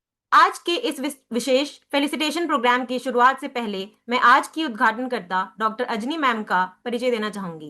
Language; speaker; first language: Hindi; native; Hindi